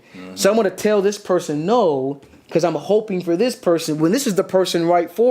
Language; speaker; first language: English; native; English